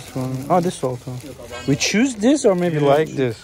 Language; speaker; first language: English; non-native, fluent; German